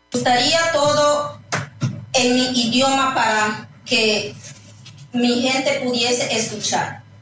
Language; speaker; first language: Spanish; non-native, local second language; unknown